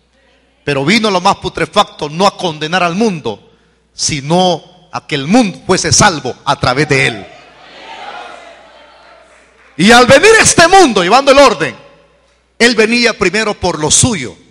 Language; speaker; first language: Spanish; native; Spanish